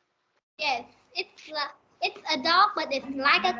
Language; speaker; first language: English; non-native, learner; Vietnamese